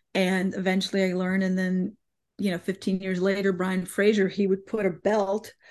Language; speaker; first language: English; non-native, fluent; Bosnian